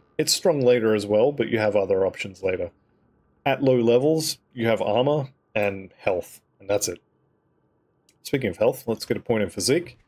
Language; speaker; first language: English; native; English